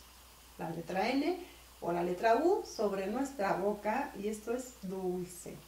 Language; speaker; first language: Spanish; native; Spanish